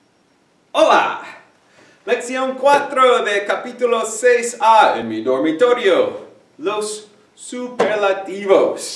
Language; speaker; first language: Spanish; non-native, fluent; English